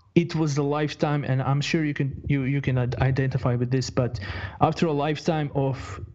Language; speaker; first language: English; non-native, fluent; Croatian